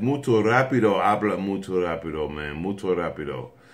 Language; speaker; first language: Spanish; non-native, learner; English